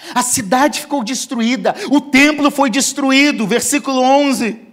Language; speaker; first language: Portuguese; native; Portuguese